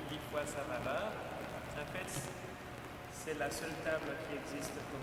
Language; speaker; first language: French; non-native, fluent; Spanish